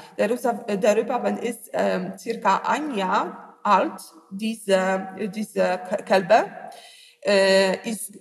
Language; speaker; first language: German; non-native, learner; Polish